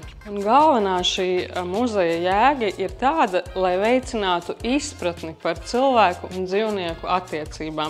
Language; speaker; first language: Latvian; native; Latvian